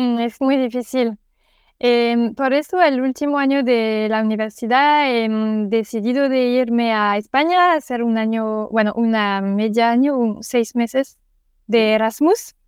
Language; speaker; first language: Spanish; non-native, learner; French